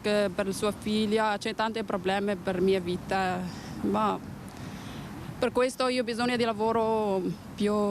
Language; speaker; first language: Italian; non-native, learner; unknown